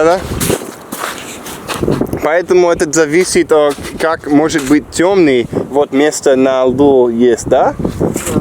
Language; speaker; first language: Russian; non-native, learner; English